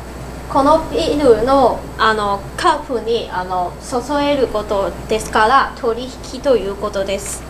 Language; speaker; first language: Japanese; non-native, learner; Cantonese